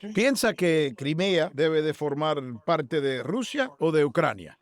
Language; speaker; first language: Spanish; native; Spanish